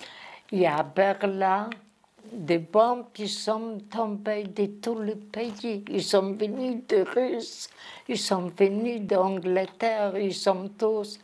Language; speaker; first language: French; non-native, learner; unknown